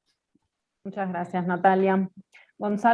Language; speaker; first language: Spanish; native; Spanish